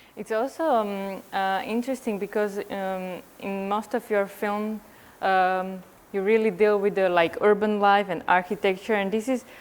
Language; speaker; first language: English; non-native, fluent; Slovak